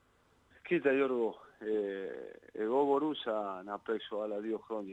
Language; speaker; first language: Greek; non-native, learner; Spanish